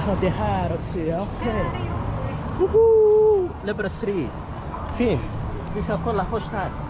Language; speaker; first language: Swedish; non-native, learner; Somali